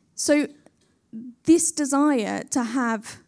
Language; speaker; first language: English; native; English